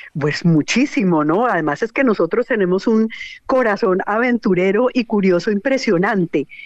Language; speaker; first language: Spanish; native; Spanish